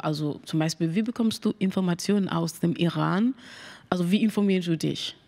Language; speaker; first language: German; non-native, learner; Mandingo